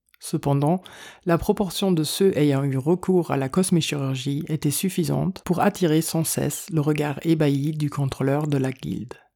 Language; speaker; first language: French; native; French